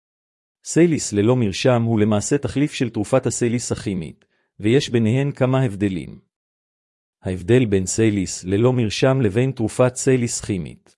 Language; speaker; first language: Hebrew; native; Hebrew